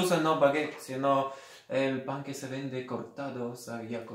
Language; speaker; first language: Spanish; non-native, fluent; Lithuanian